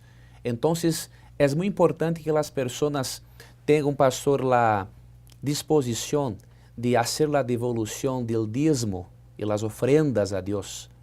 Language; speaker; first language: Spanish; non-native, fluent; Portuguese